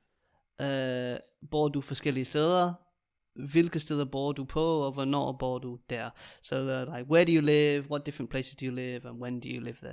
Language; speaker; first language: Danish; native; Danish